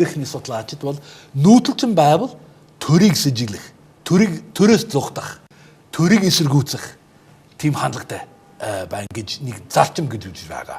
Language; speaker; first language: Mongolian; non-native, fluent; English